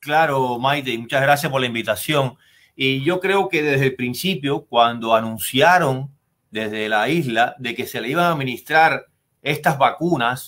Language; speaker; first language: Spanish; native; Spanish